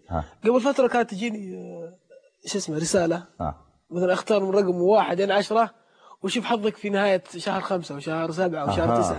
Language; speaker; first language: Arabic; native; Arabic